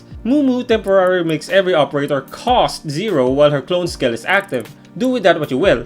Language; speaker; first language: English; native; English